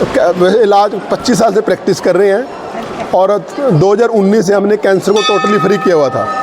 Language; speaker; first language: Hindi; non-native, local second language; Punjabi